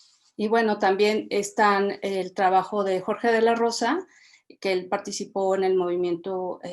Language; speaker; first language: Spanish; native; Spanish